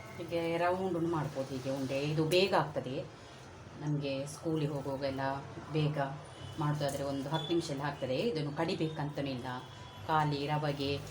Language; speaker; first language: Kannada; non-native, local second language; Tulu